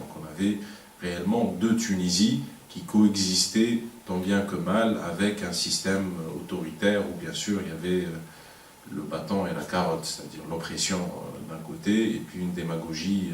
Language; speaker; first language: French; non-native, local second language; Arabic